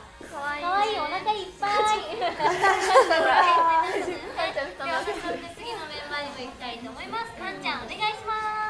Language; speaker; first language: Japanese; native; Japanese